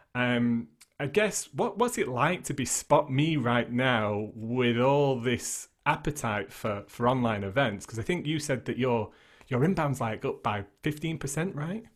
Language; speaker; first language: English; native; English